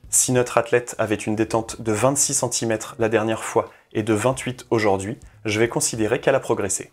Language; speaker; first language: French; native; French